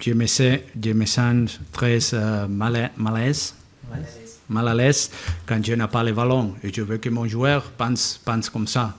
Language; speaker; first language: French; non-native, learner; Spanish